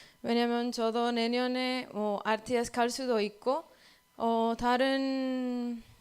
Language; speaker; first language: Korean; non-native, learner; Spanish